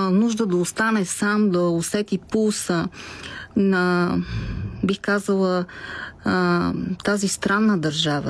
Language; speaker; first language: Bulgarian; native; Bulgarian